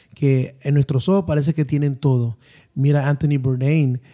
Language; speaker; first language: Spanish; native; Spanish